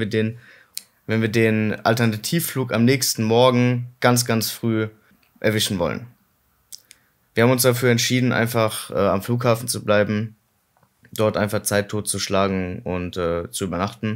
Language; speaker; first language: German; native; German